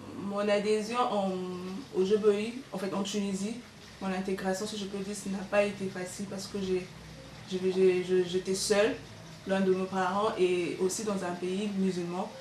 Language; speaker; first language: French; non-native, local second language; Lingala